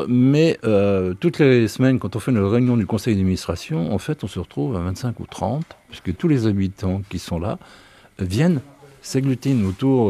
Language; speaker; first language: French; native; French